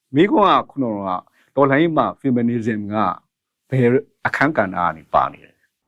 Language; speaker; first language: Burmese; native; Burmese